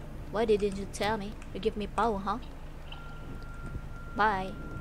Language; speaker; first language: English; non-native, local second language; Malay